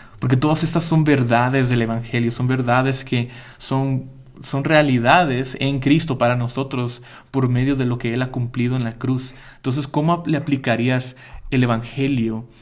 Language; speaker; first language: Spanish; early bilingual, heritage; Spanish